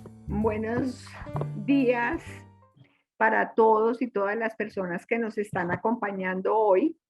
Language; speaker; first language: Spanish; native; Spanish